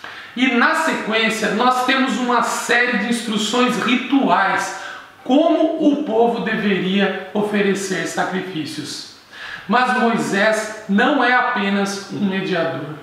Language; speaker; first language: Portuguese; native; Portuguese